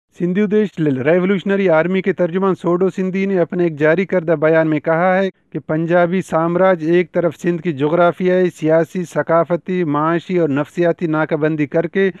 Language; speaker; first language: Urdu; non-native, local second language; Baluchi